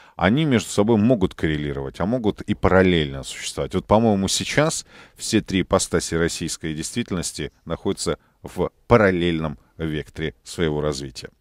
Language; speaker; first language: Russian; native; Russian